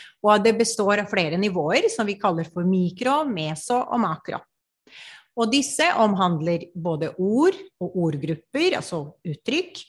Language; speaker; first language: Norwegian; non-native, fluent; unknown